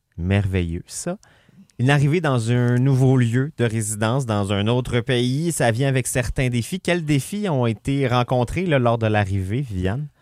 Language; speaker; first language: French; native; French